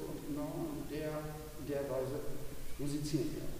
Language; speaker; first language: German; native; German